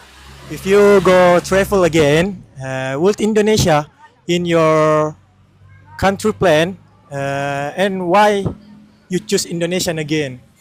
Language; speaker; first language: English; non-native, learner; Indonesian